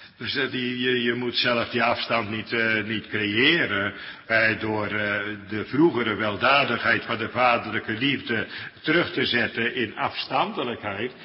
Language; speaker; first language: Dutch; native; Dutch